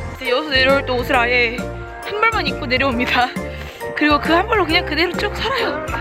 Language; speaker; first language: Korean; native; Korean